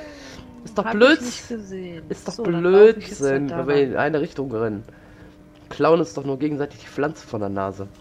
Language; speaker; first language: German; native; German